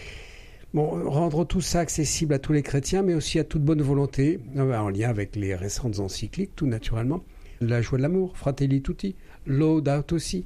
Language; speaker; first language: French; native; French